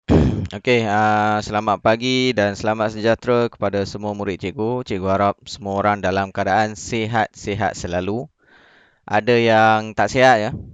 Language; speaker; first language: Malay; native; Malay